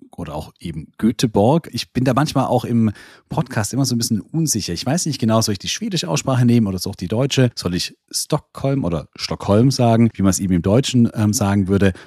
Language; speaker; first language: German; native; German